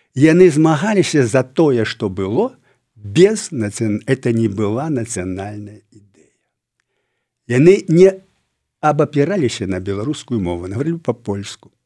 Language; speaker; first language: Belarusian; native; Belarusian